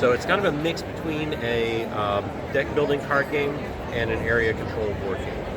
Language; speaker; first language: English; native; English